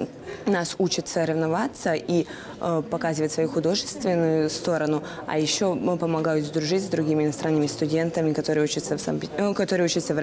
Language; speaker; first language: Russian; non-native, fluent; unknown